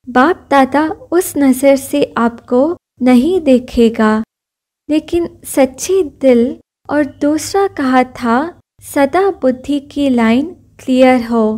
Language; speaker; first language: Hindi; non-native, local second language; Kannada